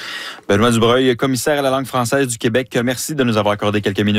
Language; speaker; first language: French; native; French